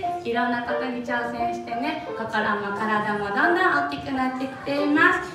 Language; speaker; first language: Japanese; native; Japanese